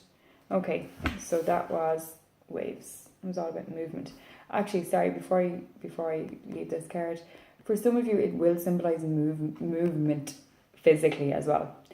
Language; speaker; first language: English; native; English